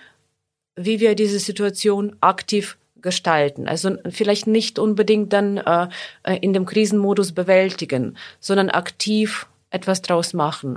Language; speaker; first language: German; non-native, fluent; Ukrainian